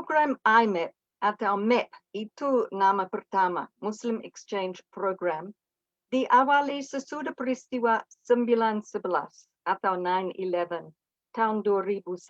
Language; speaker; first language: Indonesian; non-native, fluent; English